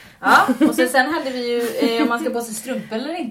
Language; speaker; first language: Swedish; native; Swedish